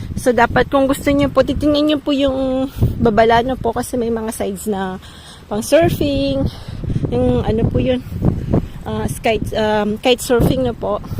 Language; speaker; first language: Filipino; native; Filipino